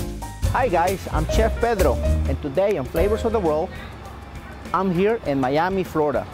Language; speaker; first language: English; non-native, fluent; Spanish